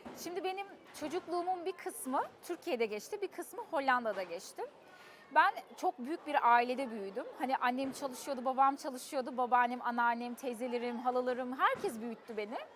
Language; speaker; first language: Turkish; early bilingual, heritage; Turkish